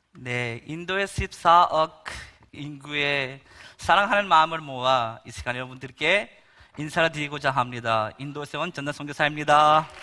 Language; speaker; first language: Korean; non-native, fluent; Bangla